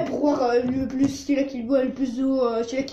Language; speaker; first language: French; native; French